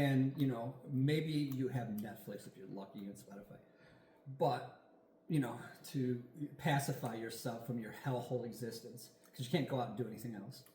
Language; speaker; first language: English; native; English